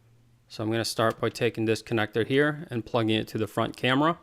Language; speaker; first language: English; native; English